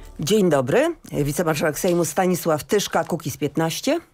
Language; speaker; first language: Polish; native; Polish